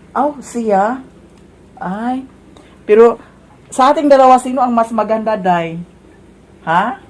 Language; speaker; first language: Filipino; non-native, local second language; Cebuano